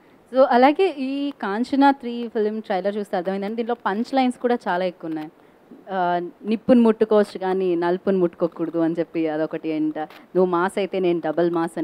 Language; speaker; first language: Telugu; native; Telugu